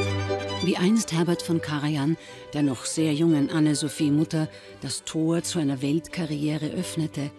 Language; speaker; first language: German; native; German